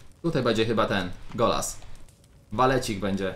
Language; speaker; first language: Polish; native; Polish